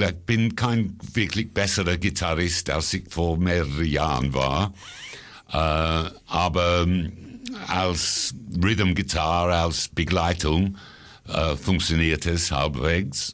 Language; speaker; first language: German; non-native, fluent; English